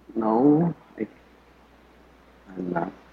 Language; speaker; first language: English; non-native, learner; Chinese